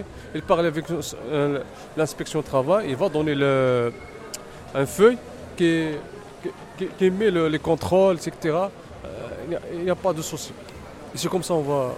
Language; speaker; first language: French; non-native, learner; Arabic